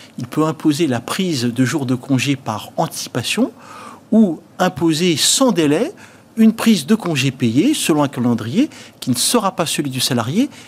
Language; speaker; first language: French; native; French